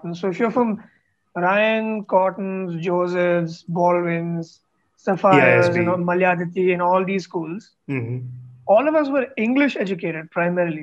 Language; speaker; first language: English; non-native, local second language; Tamil